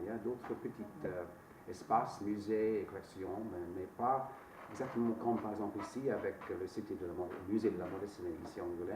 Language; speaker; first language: French; non-native, fluent; English